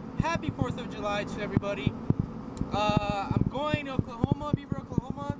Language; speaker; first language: English; early bilingual, other home language; Spanish